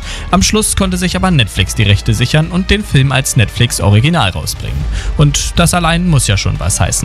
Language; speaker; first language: German; native; German